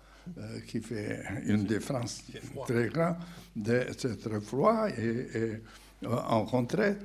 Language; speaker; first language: French; non-native, fluent; Portuguese